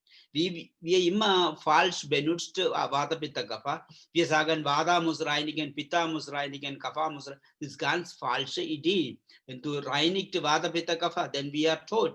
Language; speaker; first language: German; non-native, learner; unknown